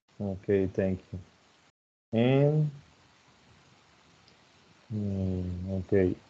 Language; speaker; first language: English; non-native, fluent; Spanish